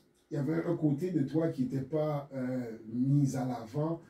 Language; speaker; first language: French; native; French